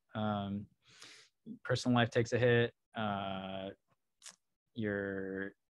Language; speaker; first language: English; native; English